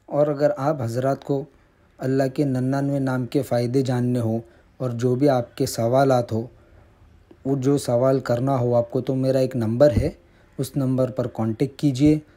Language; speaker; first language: Urdu; non-native, local second language; Gujarati